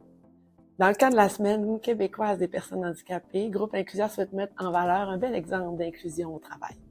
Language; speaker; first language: French; native; French